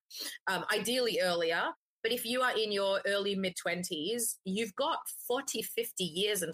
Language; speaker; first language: English; native; English